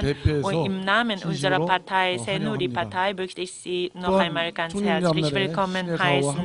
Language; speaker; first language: German; non-native, fluent; Korean